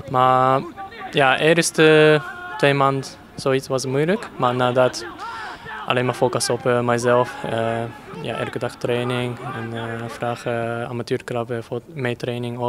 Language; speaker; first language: Dutch; early bilingual, heritage; Japanese